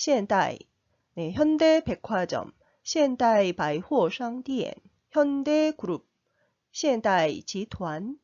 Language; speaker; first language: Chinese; non-native, fluent; Korean